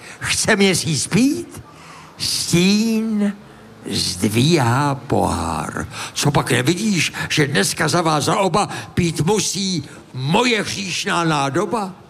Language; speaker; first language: Czech; native; Czech